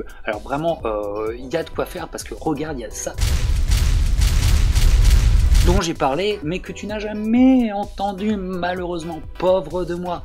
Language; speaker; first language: French; native; French